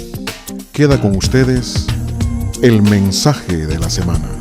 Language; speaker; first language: Spanish; native; Spanish